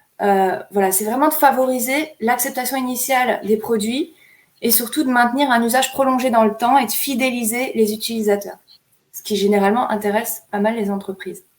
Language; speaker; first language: French; native; French